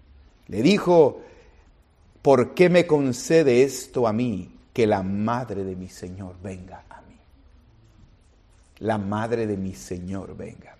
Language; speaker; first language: Spanish; native; Spanish